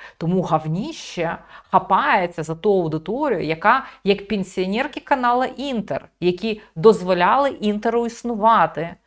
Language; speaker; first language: Ukrainian; native; Ukrainian